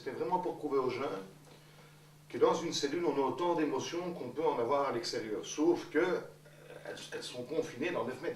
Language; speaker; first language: French; native; French